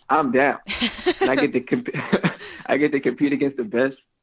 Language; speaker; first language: English; native; English